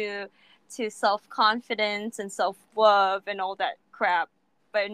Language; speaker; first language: English; non-native, local second language; Cebuano